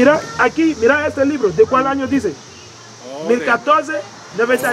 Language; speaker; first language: Spanish; non-native, learner; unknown